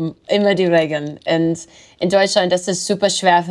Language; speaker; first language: German; non-native, learner; English